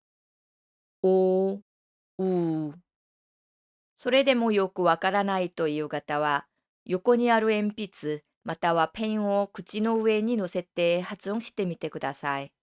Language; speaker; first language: Japanese; non-native, fluent; Korean